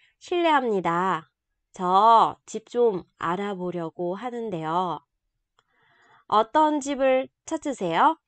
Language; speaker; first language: Korean; non-native, fluent; Vietnamese